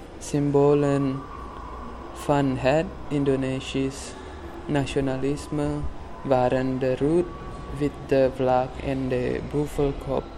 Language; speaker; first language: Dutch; non-native, learner; Indonesian